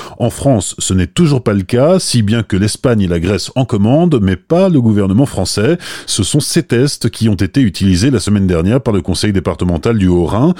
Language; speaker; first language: French; native; French